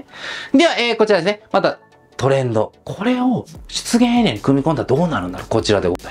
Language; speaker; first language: Japanese; native; Japanese